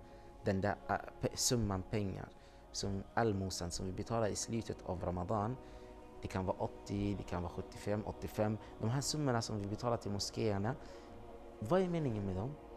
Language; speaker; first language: Swedish; non-native, fluent; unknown